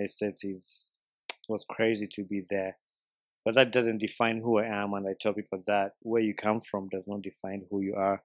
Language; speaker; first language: English; non-native, local second language; Ganda